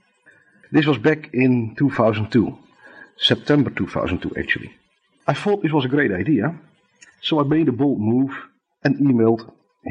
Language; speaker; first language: English; non-native, fluent; Dutch